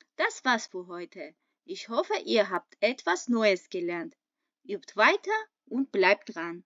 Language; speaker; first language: German; non-native, fluent; Armenian